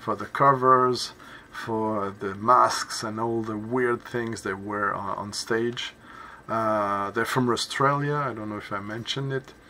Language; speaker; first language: English; non-native, fluent; French